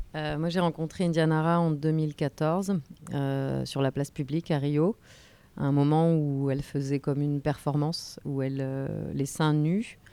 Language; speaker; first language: French; native; French